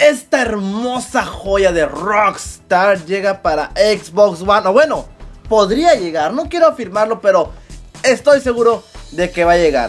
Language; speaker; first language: Spanish; native; Spanish